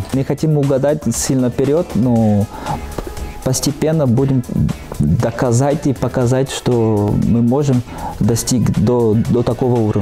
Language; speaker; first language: Russian; non-native, fluent; Portuguese